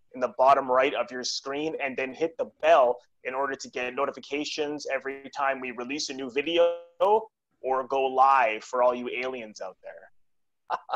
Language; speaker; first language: English; native; English